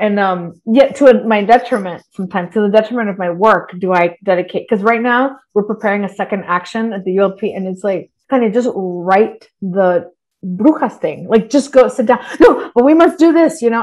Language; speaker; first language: English; early bilingual, other home language; Spanish